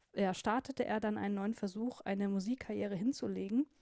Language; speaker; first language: German; native; German